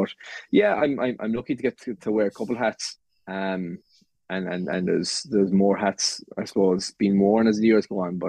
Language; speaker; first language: English; native; English